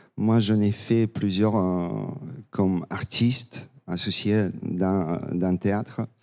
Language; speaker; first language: French; non-native, fluent; Bulgarian